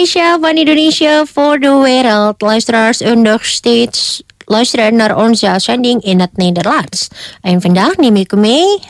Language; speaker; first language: Dutch; non-native, fluent; Indonesian